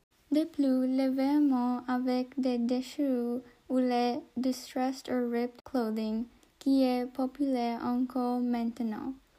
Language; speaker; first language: French; non-native, learner; English